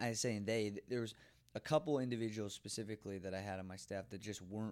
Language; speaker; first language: English; native; English